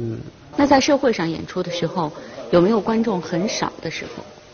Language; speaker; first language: Chinese; native; Chinese